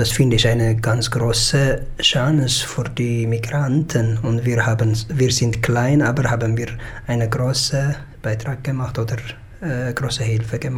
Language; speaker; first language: German; non-native, learner; Tigrinya